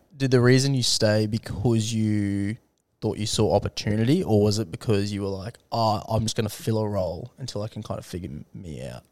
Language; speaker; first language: English; native; English